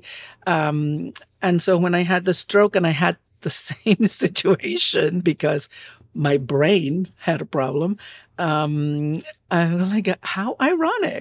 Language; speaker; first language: English; non-native, fluent; Spanish